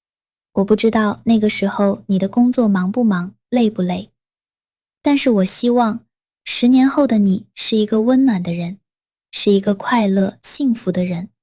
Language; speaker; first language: Chinese; non-native, fluent; Vietnamese